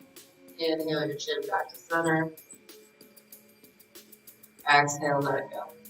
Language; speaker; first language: English; native; English